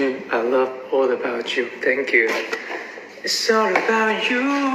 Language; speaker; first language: English; non-native, learner; Chinese